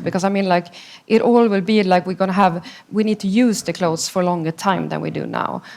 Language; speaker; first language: English; non-native, fluent; Swedish